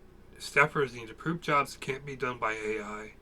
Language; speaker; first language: English; native; English